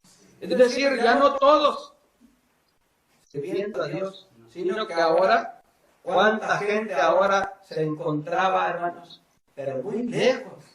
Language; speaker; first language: Spanish; native; Spanish